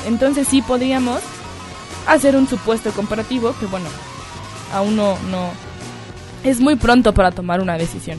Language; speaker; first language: Spanish; native; Spanish